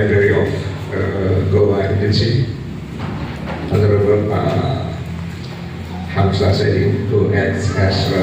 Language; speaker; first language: English; non-native, fluent; Indonesian